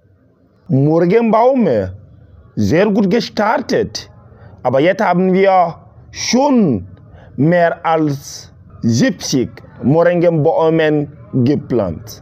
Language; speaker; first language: German; non-native, learner; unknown